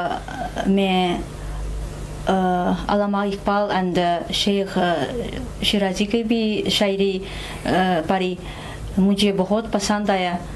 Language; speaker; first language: Hindi; non-native, fluent; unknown